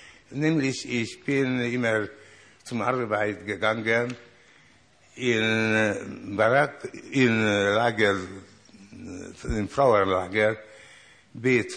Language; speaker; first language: German; non-native, learner; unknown